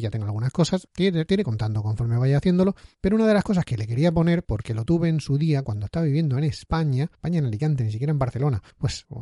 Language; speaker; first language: Spanish; native; Spanish